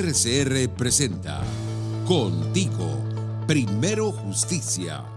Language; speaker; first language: Spanish; native; Spanish